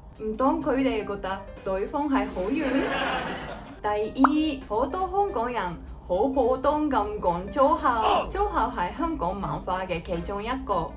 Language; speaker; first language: Cantonese; non-native, fluent; Japanese